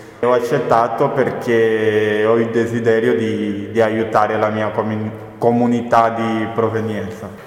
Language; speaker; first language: Italian; non-native, fluent; Portuguese